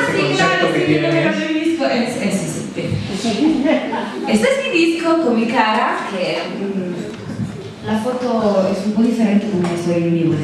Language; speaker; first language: Spanish; non-native, learner; Italian